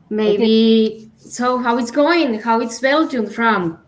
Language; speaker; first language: English; non-native, learner; Spanish